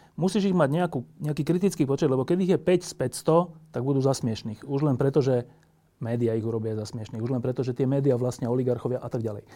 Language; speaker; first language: Slovak; native; Slovak